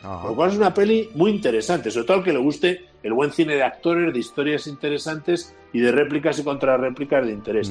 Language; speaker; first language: Spanish; native; Spanish